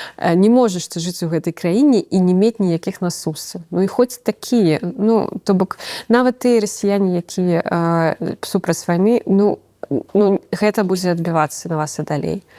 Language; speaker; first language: Belarusian; non-native, local second language; Russian